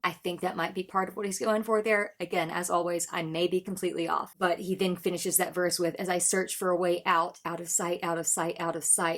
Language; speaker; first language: English; native; English